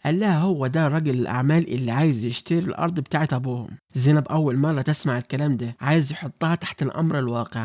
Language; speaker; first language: Arabic; native; Arabic